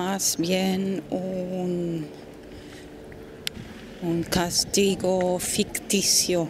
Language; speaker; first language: Spanish; non-native, fluent; German